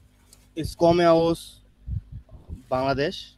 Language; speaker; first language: German; non-native, learner; Bangla